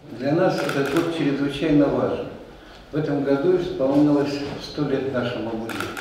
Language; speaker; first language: Russian; native; Russian